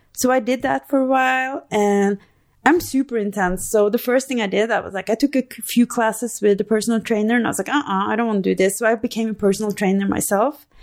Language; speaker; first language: English; non-native, fluent; Norwegian